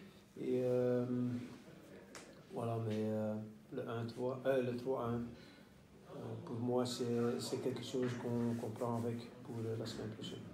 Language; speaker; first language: French; non-native, local second language; Dutch